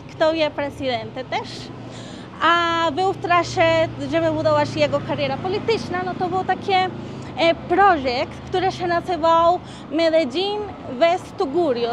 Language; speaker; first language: Polish; non-native, learner; Spanish